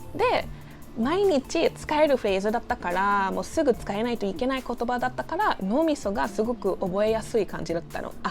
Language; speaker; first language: Japanese; non-native, fluent; English